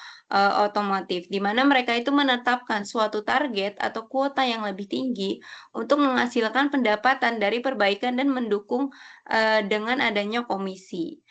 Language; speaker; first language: Indonesian; native; Indonesian